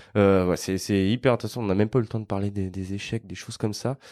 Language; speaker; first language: French; native; French